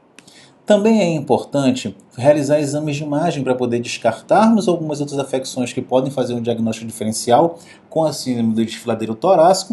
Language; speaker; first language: Portuguese; native; Portuguese